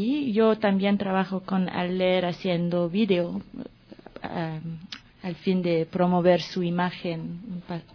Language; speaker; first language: Spanish; non-native, fluent; French